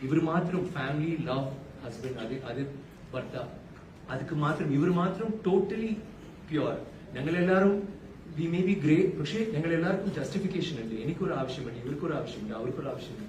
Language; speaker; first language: Malayalam; non-native, learner; Tamil